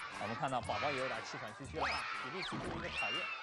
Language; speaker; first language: Chinese; native; Chinese